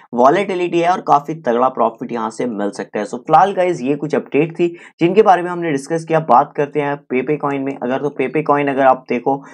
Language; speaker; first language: Hindi; native; Hindi